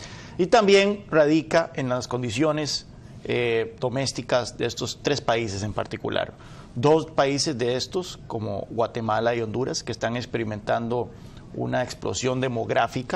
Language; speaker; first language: Spanish; native; Spanish